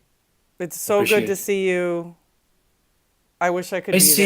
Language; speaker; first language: English; native; English